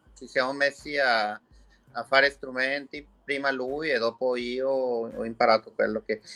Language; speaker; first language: Italian; non-native, fluent; Spanish